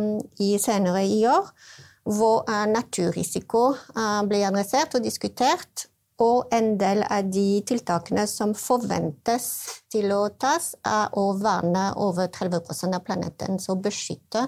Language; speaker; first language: Norwegian; non-native, fluent; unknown